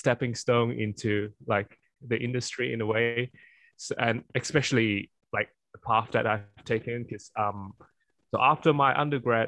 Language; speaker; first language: English; non-native, local second language; Cantonese